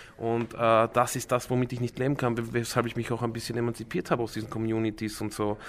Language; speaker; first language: German; early bilingual, other home language; Croatian